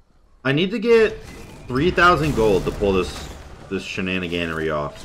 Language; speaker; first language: English; native; English